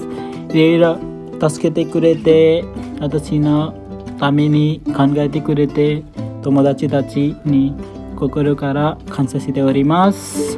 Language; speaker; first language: Japanese; non-native, learner; Nepali